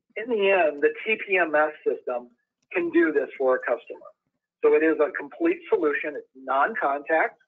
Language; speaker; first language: English; native; English